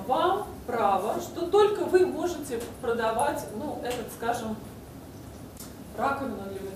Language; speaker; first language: Russian; native; Russian